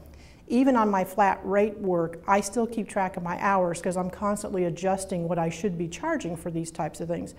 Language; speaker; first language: English; native; English